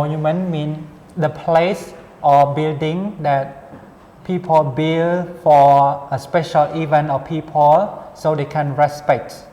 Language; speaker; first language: English; non-native, fluent; Khmer